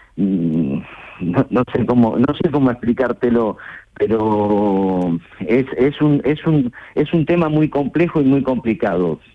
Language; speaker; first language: Spanish; native; Spanish